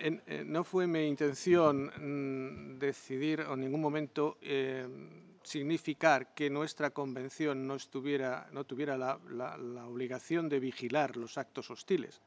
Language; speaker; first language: Spanish; native; Spanish